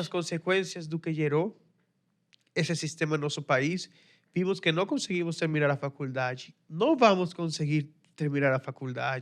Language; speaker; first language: Portuguese; non-native, fluent; Spanish